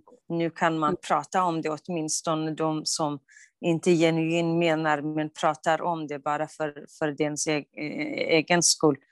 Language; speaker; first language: Swedish; non-native, fluent; Kurdish